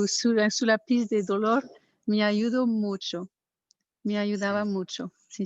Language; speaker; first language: Spanish; non-native, learner; Portuguese